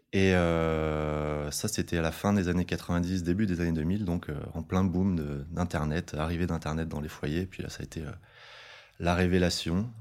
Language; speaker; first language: French; native; French